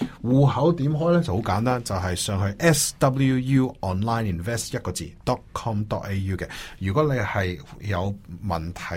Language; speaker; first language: Cantonese; early bilingual, heritage; Cantonese